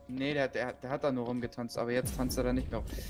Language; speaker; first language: German; native; German